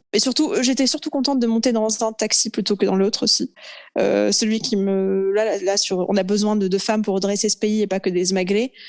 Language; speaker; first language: French; early bilingual, other home language; Arabic